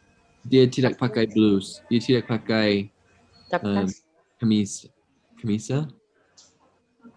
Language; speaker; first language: Indonesian; non-native, fluent; English